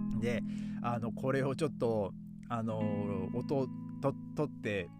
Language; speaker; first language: Japanese; native; Japanese